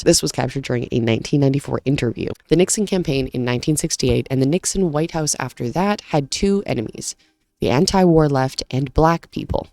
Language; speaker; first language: English; native; English